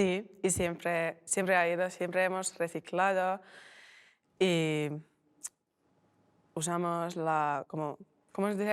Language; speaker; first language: Spanish; non-native, learner; Finnish